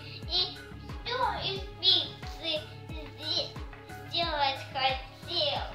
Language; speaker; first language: Russian; non-native, local second language; Turkmen